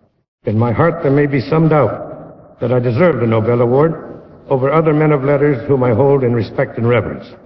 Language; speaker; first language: English; native; English